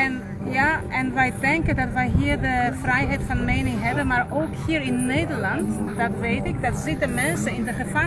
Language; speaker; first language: Dutch; non-native, fluent; Polish